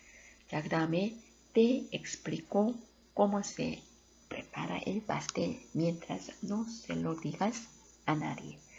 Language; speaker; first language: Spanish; non-native, fluent; Korean